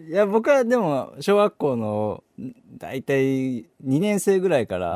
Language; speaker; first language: Japanese; native; Japanese